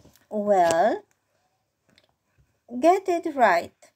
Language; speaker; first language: English; non-native, fluent; Romanian